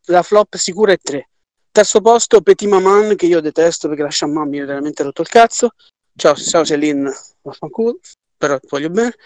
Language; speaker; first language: Italian; native; Italian